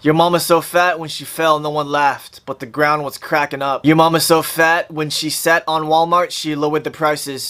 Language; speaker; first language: English; early bilingual, other home language; Chinese